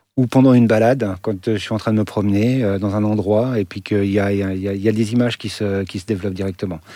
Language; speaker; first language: French; native; French